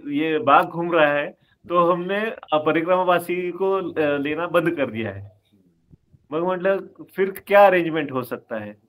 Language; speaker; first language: Hindi; non-native, local second language; Marathi